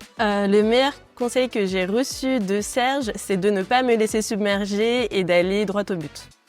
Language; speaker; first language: French; native; French